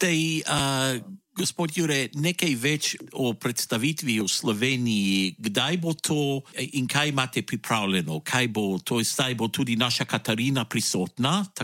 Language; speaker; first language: Slovenian; early bilingual, heritage; Slovenian